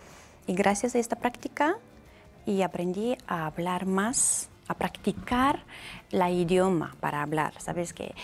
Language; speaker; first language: Spanish; non-native, learner; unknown